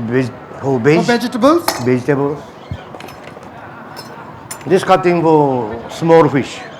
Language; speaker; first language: English; non-native, learner; Japanese